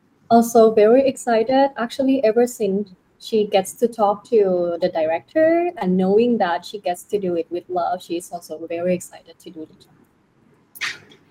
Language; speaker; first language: English; non-native, fluent; Thai